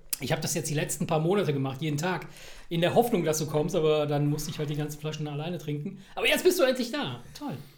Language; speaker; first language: German; early bilingual, other home language; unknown